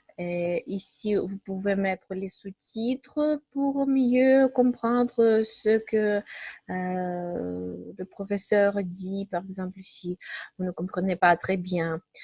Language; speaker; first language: French; non-native, fluent; Russian